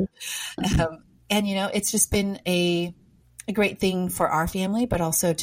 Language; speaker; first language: English; native; English